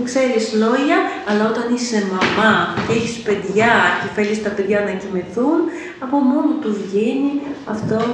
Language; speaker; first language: Greek; non-native, fluent; Ukrainian